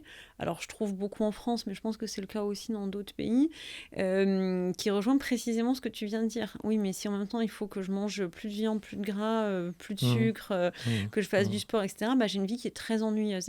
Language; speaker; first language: French; native; French